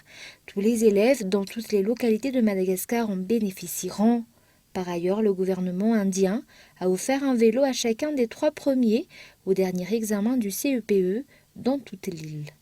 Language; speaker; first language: French; non-native, local second language; Malagasy